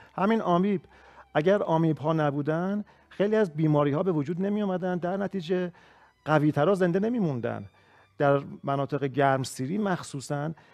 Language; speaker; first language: Persian; native; Persian